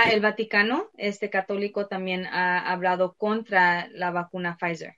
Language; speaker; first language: Spanish; early bilingual, heritage; Spanish